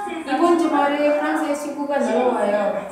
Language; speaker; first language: Korean; non-native, fluent; Indonesian